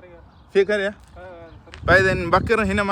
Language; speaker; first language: Arabic; non-native, learner; Malayalam